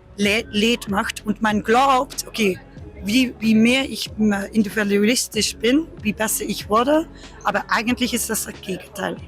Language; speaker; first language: German; non-native, learner; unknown